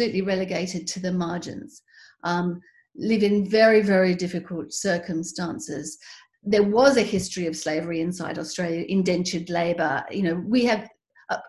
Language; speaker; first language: English; native; English